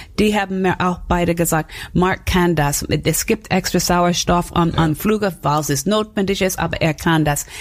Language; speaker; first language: German; non-native, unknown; English